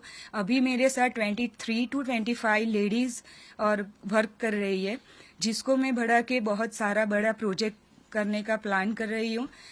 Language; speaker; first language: Hindi; non-native, local second language; Gujarati